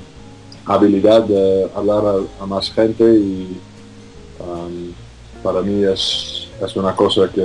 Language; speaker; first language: Spanish; non-native, fluent; English